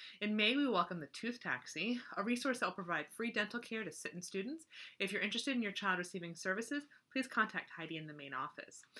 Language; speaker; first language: English; native; English